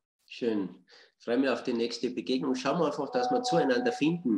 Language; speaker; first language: German; native; German